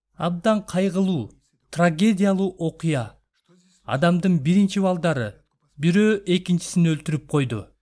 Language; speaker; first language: Kyrgyz; non-native, local second language; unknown